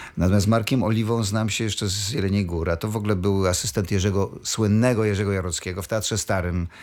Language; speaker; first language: Polish; native; Polish